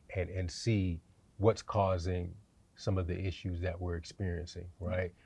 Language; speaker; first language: English; native; English